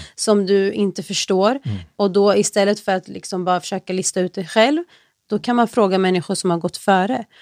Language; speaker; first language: Swedish; early bilingual, other home language; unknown